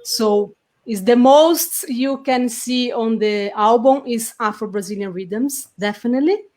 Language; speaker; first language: English; non-native, fluent; Portuguese